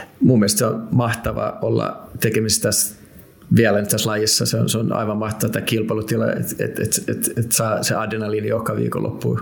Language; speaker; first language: Finnish; non-native, local second language; Swedish